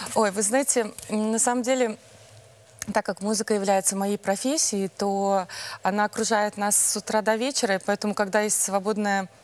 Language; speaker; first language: Russian; non-native, local second language; Belarusian